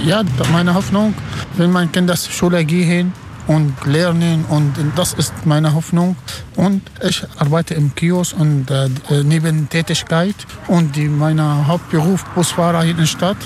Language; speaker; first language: German; non-native, learner; Arabic